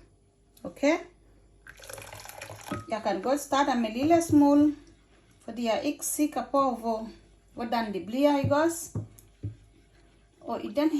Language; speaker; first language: Danish; non-native, fluent; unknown